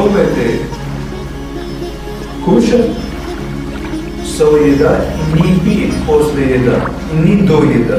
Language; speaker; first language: Russian; non-native, learner; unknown